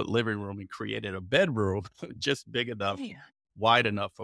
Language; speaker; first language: English; native; English